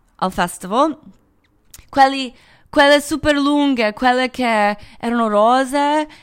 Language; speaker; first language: Italian; non-native, fluent; Croatian